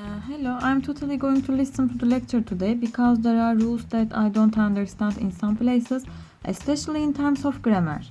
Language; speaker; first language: English; non-native, learner; Turkish